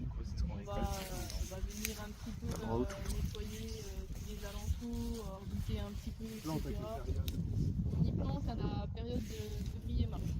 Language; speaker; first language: French; native; French